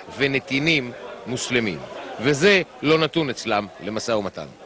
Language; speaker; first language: Hebrew; native; Hebrew